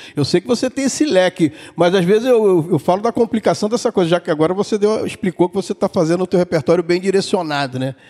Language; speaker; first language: Portuguese; native; Portuguese